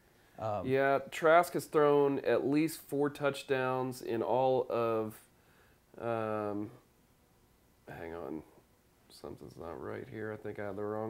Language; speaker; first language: English; native; English